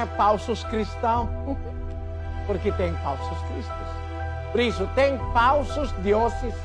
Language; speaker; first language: Portuguese; non-native, local second language; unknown